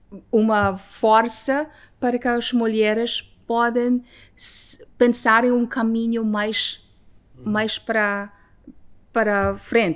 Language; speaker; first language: Portuguese; non-native, fluent; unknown